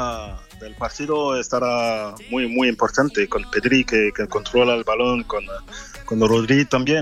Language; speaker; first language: Spanish; non-native, fluent; French